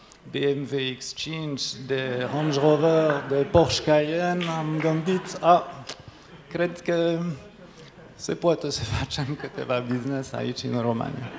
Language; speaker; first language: Romanian; non-native, fluent; French